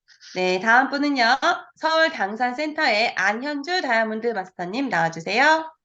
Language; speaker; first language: Korean; native; Korean